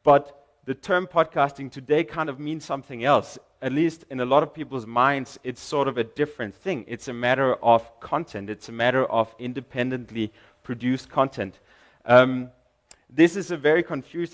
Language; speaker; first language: English; non-native, fluent; Danish